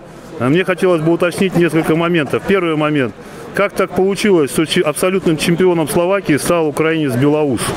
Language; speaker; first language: Russian; native; Russian